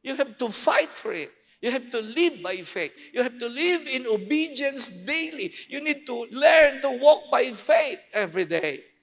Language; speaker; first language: English; non-native, local second language; Filipino